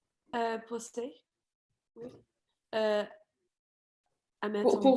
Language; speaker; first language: French; non-native, fluent; English